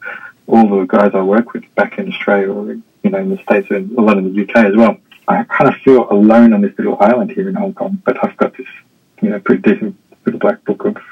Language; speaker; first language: English; native; English